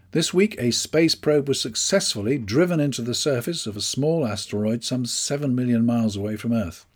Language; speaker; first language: English; native; English